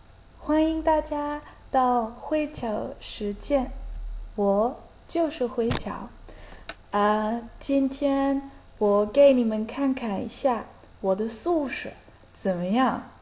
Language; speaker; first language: Chinese; non-native, fluent; Dutch